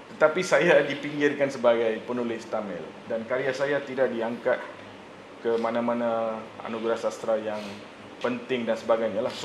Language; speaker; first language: Malay; non-native, local second language; Tamil